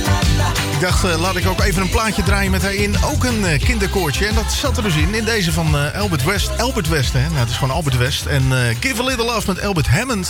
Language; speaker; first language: Dutch; native; Dutch